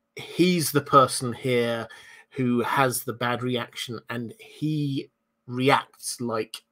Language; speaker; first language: English; native; English